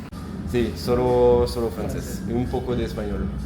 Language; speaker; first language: Spanish; non-native, learner; French